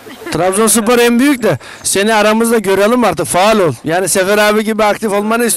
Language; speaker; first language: Turkish; native; Turkish